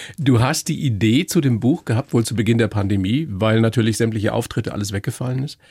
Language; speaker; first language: German; native; German